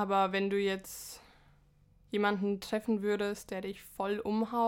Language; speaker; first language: German; native; German